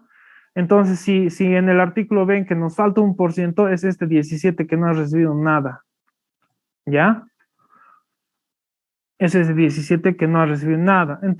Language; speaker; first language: Spanish; native; Spanish